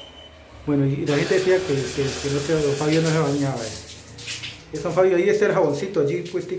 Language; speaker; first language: Spanish; native; Spanish